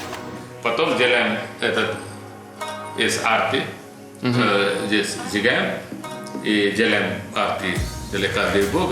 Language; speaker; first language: Russian; non-native, fluent; Nepali